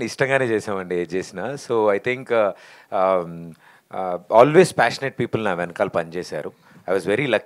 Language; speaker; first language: Telugu; native; Telugu